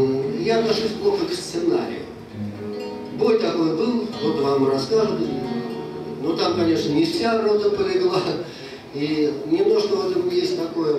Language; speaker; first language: Russian; native; Russian